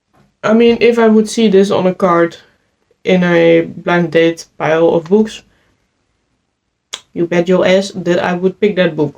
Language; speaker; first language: English; non-native, fluent; Dutch